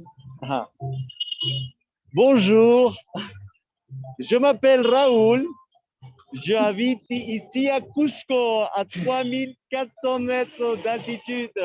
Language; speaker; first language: French; non-native, fluent; Spanish